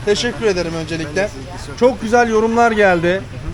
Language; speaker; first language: Turkish; native; Turkish